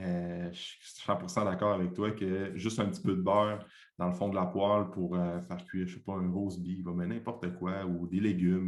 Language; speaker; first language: French; native; French